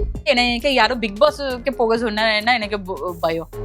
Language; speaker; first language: Tamil; non-native, local second language; Bangla